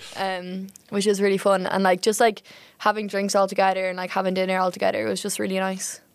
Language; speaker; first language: English; native; English